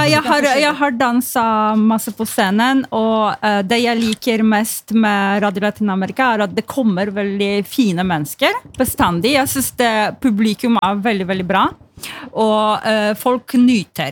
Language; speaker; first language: Norwegian; non-native, fluent; Polish